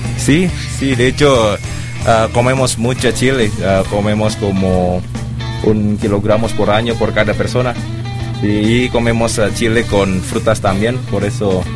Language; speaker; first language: Spanish; non-native, learner; Indonesian